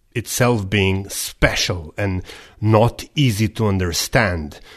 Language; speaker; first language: English; non-native, fluent; Slovenian